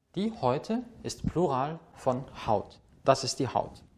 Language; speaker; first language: German; native; German